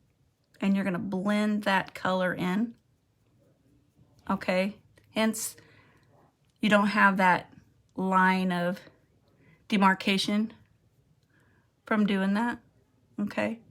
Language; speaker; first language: English; native; English